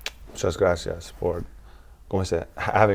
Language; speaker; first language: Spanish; non-native, learner; English